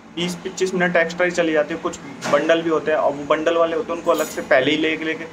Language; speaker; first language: Hindi; native; Hindi